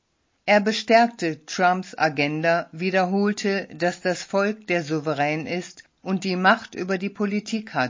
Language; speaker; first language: German; native; German